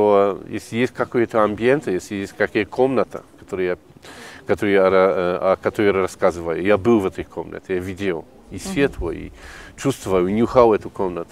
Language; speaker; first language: Russian; non-native, fluent; Polish